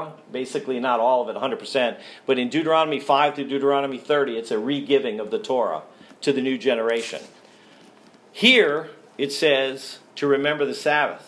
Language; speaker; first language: English; native; English